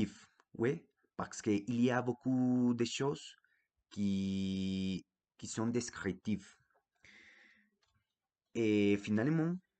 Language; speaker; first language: French; non-native, fluent; Spanish